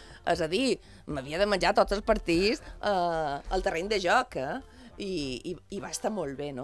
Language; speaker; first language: Catalan; native; Catalan